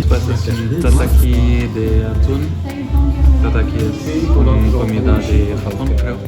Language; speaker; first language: Spanish; non-native, fluent; French